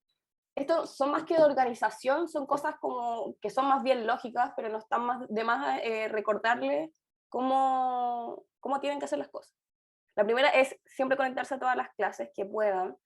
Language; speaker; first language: Spanish; native; Spanish